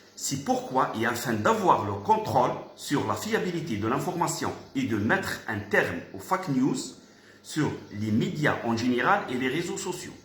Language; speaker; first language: French; non-native, local second language; Arabic